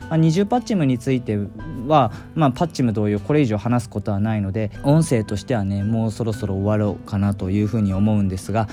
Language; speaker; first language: Japanese; native; Japanese